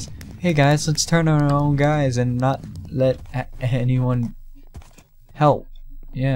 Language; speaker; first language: English; native; English